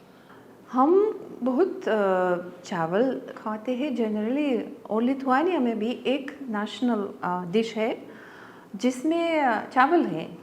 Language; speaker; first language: Hindi; non-native, learner; Lithuanian